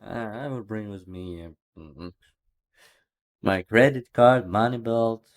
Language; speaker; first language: English; non-native, learner; Ukrainian